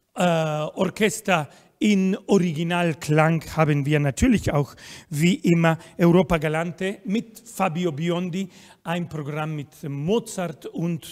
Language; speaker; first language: German; non-native, fluent; Spanish